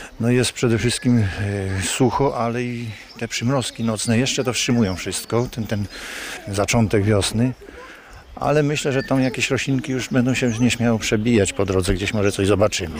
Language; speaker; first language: Polish; native; Polish